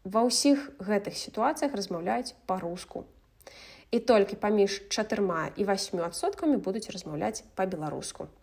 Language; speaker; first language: Belarusian; non-native, local second language; Russian